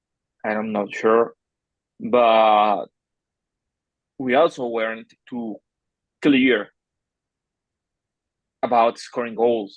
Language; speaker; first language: English; non-native, fluent; Spanish